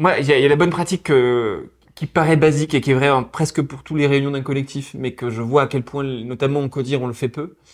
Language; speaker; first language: French; native; French